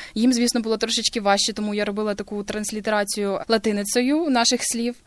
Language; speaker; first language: Ukrainian; native; Ukrainian